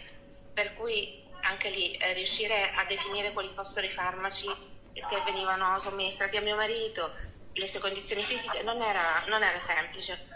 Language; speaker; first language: Italian; native; Italian